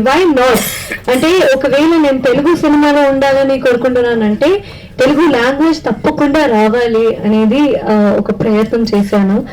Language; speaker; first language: Telugu; non-native, fluent; Hindi